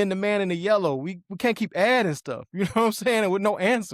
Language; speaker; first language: English; native; English